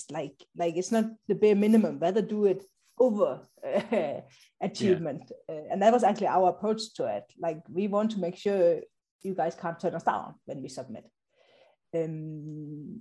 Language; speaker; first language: English; non-native, local second language; Danish